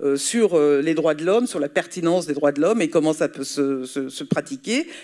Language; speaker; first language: French; native; French